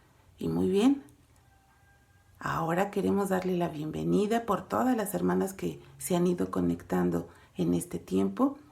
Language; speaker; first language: Spanish; native; Spanish